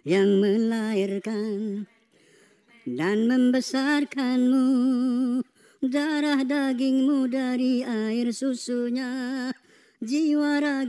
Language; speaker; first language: Indonesian; native; Indonesian